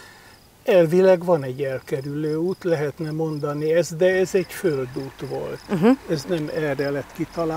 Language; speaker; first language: Hungarian; native; Hungarian